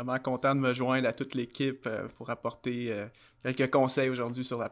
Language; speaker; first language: French; native; French